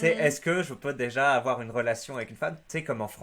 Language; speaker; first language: French; native; French